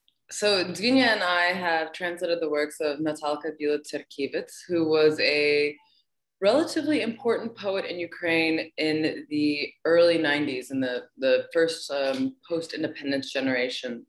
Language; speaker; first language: English; native; English